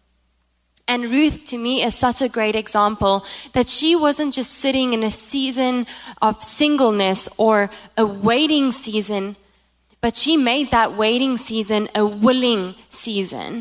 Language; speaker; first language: English; non-native, local second language; Afrikaans